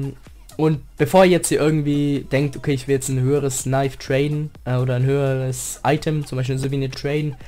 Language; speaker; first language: German; native; German